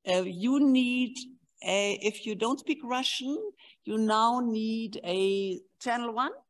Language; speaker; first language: English; non-native, fluent; German